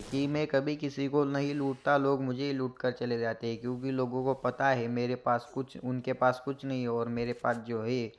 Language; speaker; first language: Hindi; non-native, local second language; Marathi